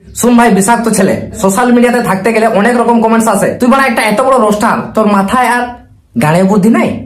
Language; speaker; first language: Bangla; non-native, local second language; Santali